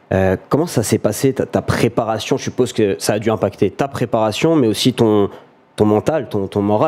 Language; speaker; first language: French; native; French